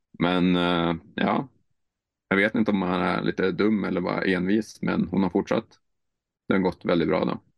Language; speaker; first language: Swedish; native; Swedish